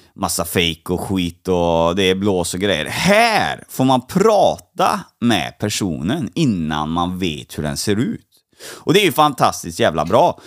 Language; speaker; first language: Swedish; native; Swedish